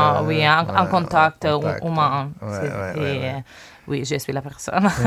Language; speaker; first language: French; non-native, learner; Italian